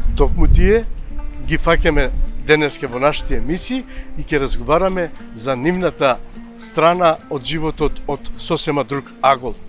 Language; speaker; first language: Macedonian; non-native, local second language; Romany